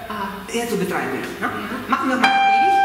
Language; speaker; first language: German; non-native, fluent; Russian